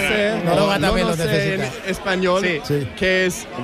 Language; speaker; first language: Spanish; non-native, learner; English